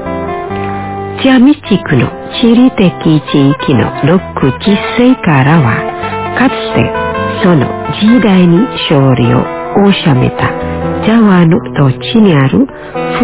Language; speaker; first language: Japanese; non-native, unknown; Indonesian